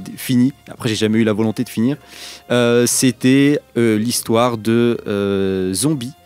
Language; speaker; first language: French; native; French